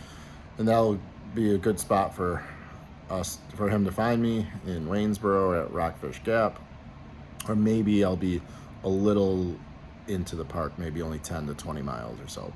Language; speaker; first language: English; native; English